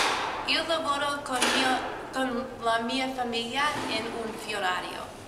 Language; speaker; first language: Italian; non-native, learner; English